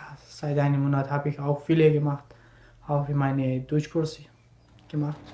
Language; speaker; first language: German; non-native, learner; Persian